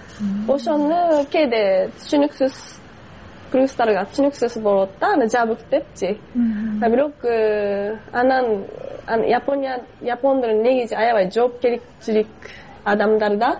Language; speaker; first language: Kyrgyz; non-native, fluent; Japanese